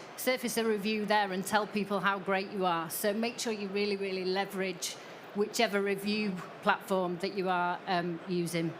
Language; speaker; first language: English; native; English